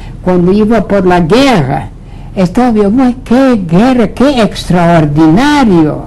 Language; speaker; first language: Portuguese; non-native, fluent; Latvian